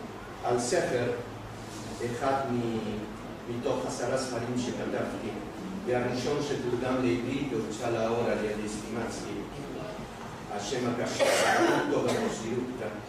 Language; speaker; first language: Hebrew; non-native, fluent; Spanish